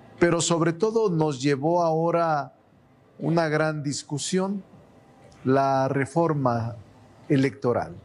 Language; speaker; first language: Spanish; native; Spanish